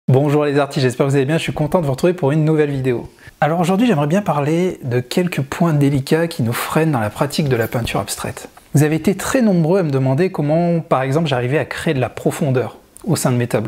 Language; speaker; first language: French; native; French